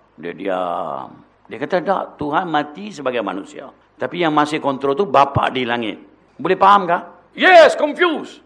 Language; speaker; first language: Malay; non-native, local second language; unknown